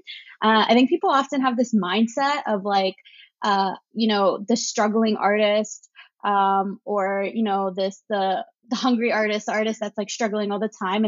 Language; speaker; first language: English; native; English